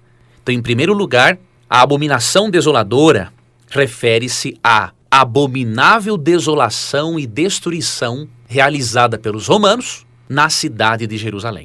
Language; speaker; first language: Portuguese; native; Portuguese